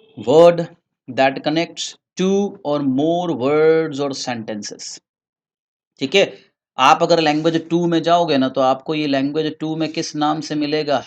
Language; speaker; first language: Hindi; native; Hindi